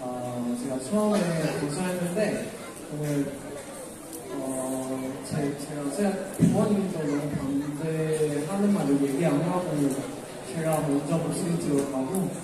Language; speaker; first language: Korean; non-native, learner; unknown